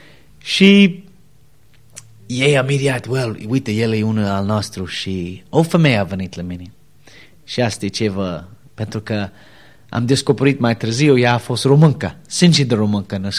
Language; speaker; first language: Romanian; non-native, learner; English